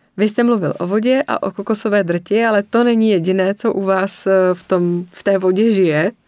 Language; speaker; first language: Czech; native; Czech